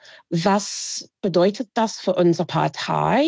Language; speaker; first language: German; non-native, fluent; English